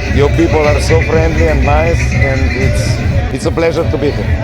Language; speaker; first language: English; non-native, fluent; Slovenian